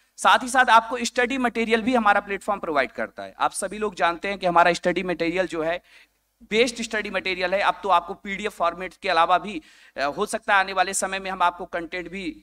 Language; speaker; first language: Hindi; native; Hindi